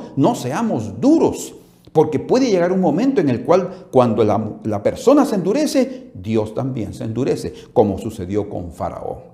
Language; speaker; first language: Spanish; native; Spanish